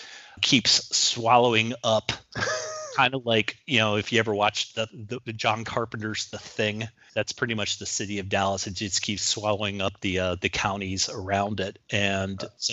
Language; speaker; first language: English; native; English